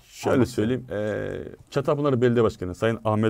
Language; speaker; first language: Turkish; native; Turkish